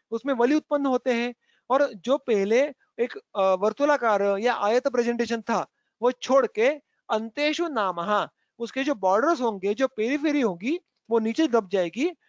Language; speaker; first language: Hindi; non-native, local second language; Marathi